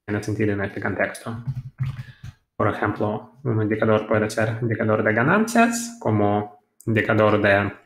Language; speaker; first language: Spanish; non-native, fluent; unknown